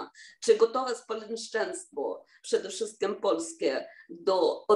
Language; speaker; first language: Polish; non-native, fluent; Ukrainian